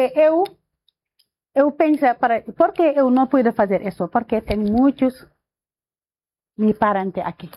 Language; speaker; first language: Portuguese; non-native, learner; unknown